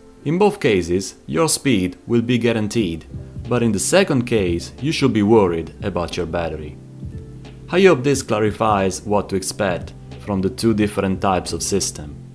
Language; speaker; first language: English; non-native, fluent; Italian